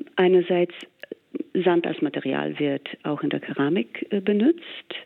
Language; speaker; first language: German; non-native, fluent; English